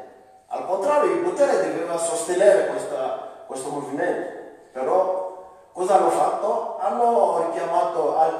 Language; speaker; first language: Italian; non-native, fluent; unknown